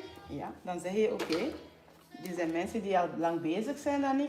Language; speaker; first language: Dutch; non-native, fluent; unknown